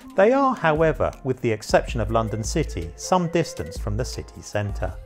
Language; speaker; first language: English; native; English